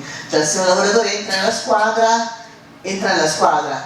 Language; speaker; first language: Italian; native; Italian